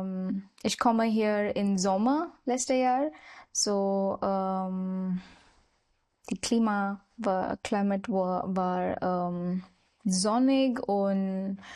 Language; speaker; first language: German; non-native, learner; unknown